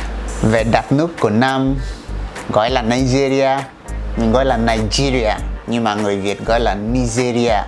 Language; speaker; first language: Vietnamese; non-native, fluent; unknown